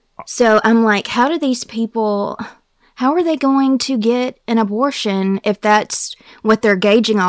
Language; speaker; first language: English; native; English